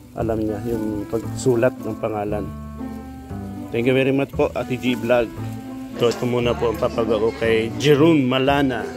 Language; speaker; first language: Filipino; non-native, local second language; Bikol